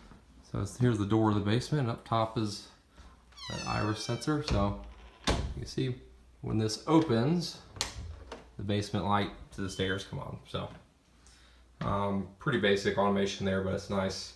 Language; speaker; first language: English; native; English